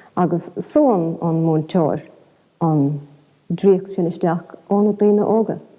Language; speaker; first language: Irish; non-native, local second language; English